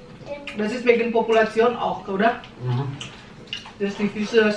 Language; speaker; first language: German; non-native, learner; Indonesian